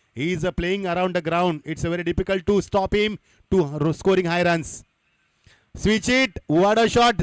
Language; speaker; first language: English; non-native, local second language; Marathi